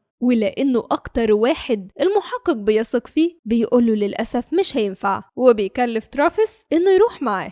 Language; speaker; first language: Arabic; native; Arabic